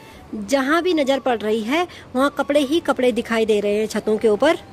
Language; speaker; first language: Hindi; native; Hindi